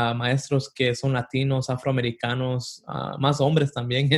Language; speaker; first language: Spanish; early bilingual, heritage; Spanish